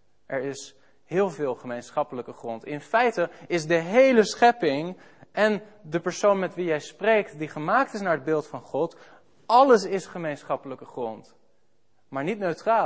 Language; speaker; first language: Dutch; native; Dutch